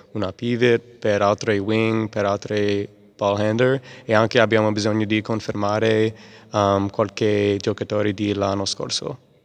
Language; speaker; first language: Italian; non-native, learner; English